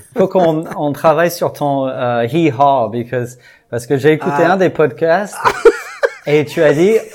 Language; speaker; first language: French; non-native, fluent; English